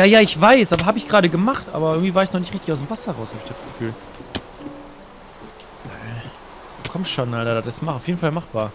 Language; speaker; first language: German; native; German